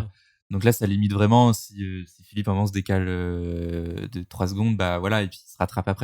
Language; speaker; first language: French; native; French